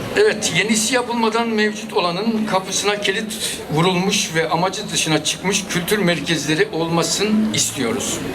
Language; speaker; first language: Turkish; native; Turkish